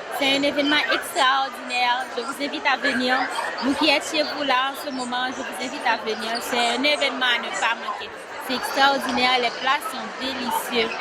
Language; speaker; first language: French; early bilingual, other home language; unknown